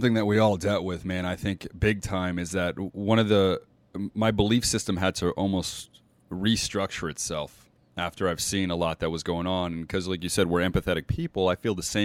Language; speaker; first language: English; native; English